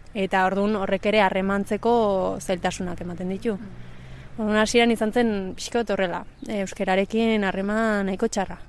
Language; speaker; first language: Basque; early bilingual, other home language; Spanish